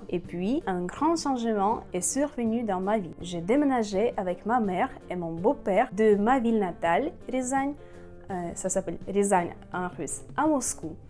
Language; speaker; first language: French; non-native, fluent; Russian